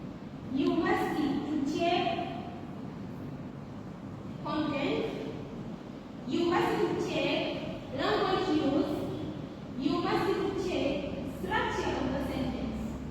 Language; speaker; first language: English; non-native, local second language; Swahili